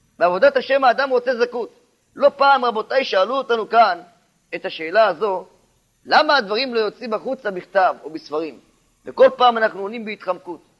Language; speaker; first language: Hebrew; native; Hebrew